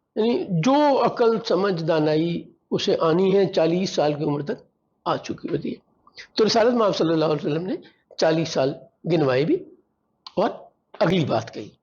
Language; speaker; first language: Urdu; non-native, local second language; Punjabi